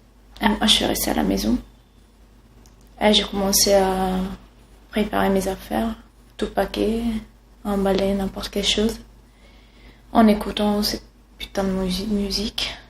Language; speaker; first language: French; non-native, fluent; Italian